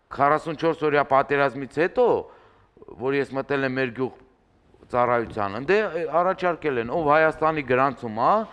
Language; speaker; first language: Armenian; native; Armenian